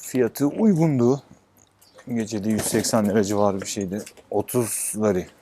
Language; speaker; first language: Turkish; native; Turkish